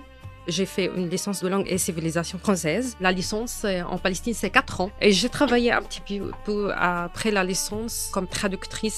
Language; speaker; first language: French; non-native, fluent; Arabic